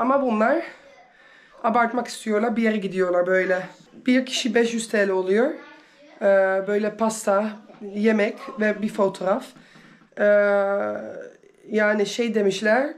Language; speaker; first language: Turkish; early bilingual, heritage; Turkish